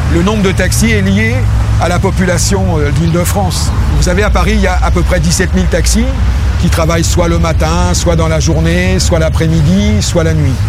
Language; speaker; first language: French; native; French